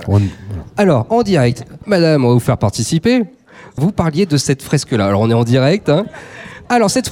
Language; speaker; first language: French; native; French